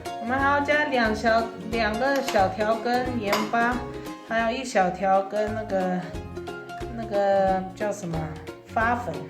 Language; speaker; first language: Chinese; early bilingual, heritage; Chinese